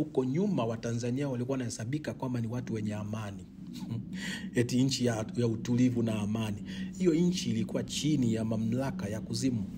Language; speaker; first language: Swahili; native; Swahili